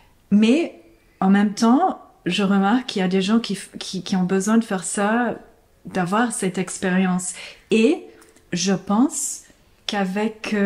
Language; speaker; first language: French; non-native, fluent; English